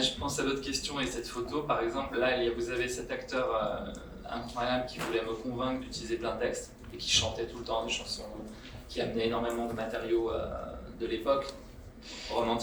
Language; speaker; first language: French; native; French